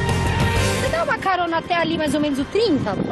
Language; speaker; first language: Portuguese; native; Portuguese